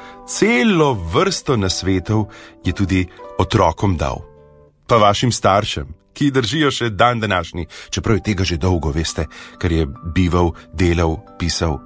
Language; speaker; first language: Slovenian; native; Slovenian